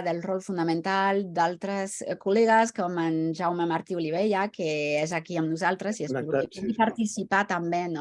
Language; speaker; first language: Catalan; non-native, fluent; French